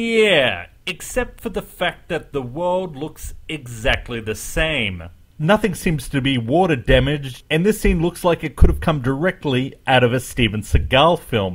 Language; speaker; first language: English; native; English